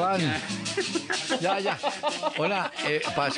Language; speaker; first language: Spanish; native; Spanish